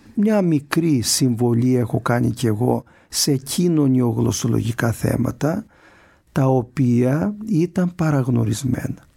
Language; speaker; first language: Greek; native; Greek